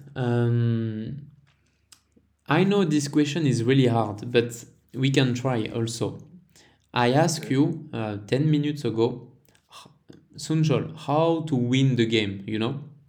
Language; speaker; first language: English; non-native, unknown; French